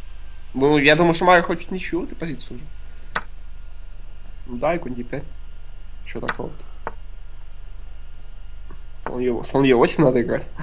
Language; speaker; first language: Russian; native; Russian